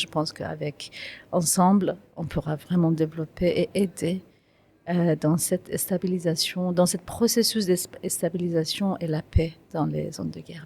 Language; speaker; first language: French; non-native, fluent; Kurdish